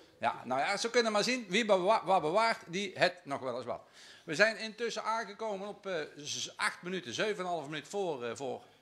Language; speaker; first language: Dutch; native; Dutch